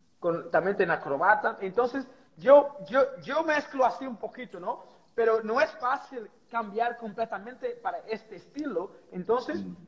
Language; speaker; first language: Spanish; non-native, fluent; Portuguese